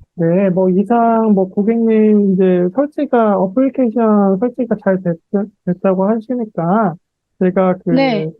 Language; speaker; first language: Korean; native; Korean